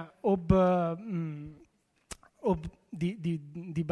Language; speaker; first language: German; non-native, local second language; Italian